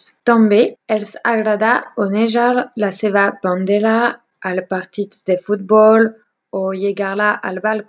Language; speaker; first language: Catalan; non-native, learner; French